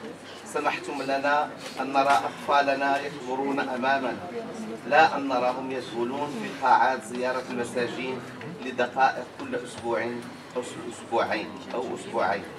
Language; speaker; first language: Arabic; native; Arabic